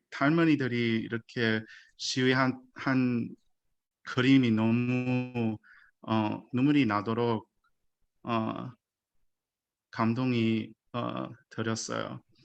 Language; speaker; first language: Korean; early bilingual, heritage; Korean